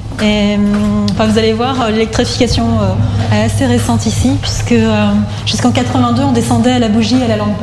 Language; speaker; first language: French; native; French